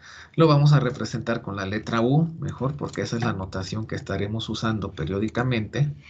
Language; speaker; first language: Spanish; native; Spanish